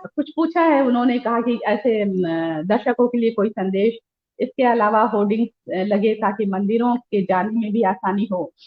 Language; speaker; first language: Hindi; native; Hindi